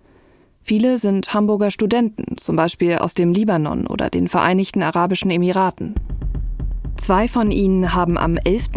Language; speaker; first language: German; native; German